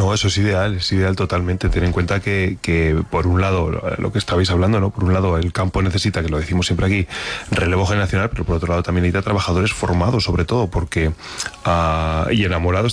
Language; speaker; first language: Spanish; native; Spanish